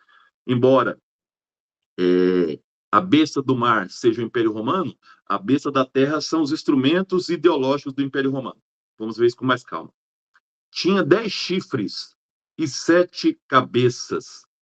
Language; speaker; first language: Portuguese; native; Portuguese